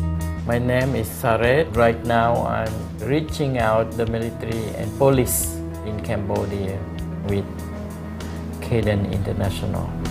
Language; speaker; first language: English; non-native, learner; Khmer